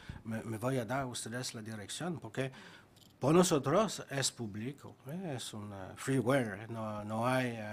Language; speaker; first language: Spanish; non-native, fluent; French